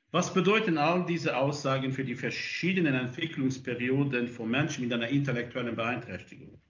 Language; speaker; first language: German; native; German